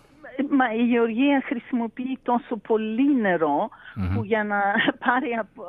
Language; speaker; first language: Greek; early bilingual, heritage; Greek